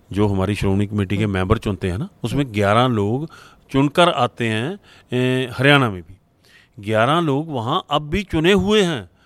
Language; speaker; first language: Hindi; non-native, local second language; Punjabi